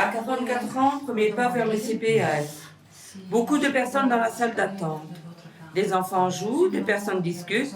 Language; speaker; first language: French; native; French